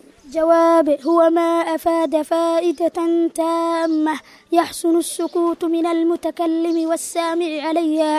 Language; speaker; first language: Arabic; non-native, learner; Somali